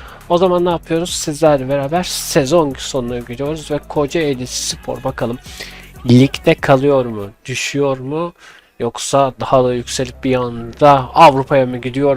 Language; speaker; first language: Turkish; native; Turkish